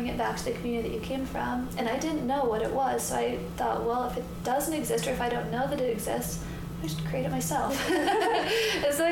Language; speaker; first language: English; native; English